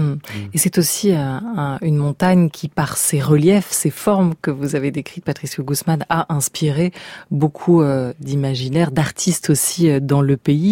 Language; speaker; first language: French; native; French